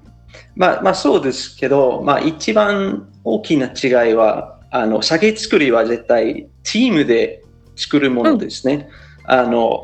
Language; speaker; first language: Japanese; non-native, fluent; English